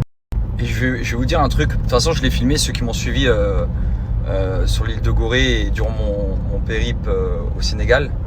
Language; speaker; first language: French; native; French